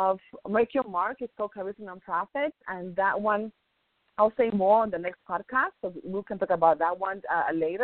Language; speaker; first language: English; non-native, fluent; Spanish